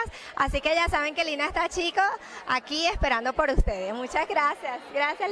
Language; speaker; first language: Spanish; native; Spanish